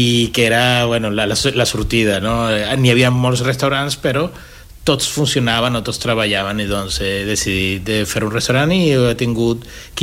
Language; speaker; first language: Catalan; non-native, fluent; Spanish